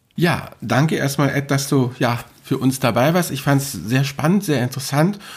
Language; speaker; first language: German; native; German